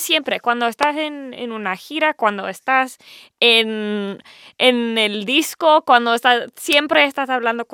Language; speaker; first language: Spanish; early bilingual, heritage; Spanish